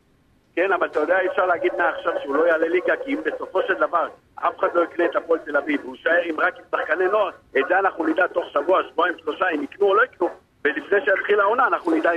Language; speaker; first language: Hebrew; native; Hebrew